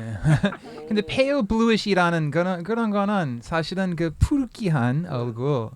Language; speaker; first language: Korean; non-native, fluent; English